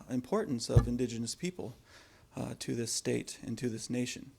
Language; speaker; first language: English; native; English